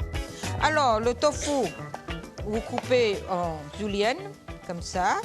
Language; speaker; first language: French; non-native, fluent; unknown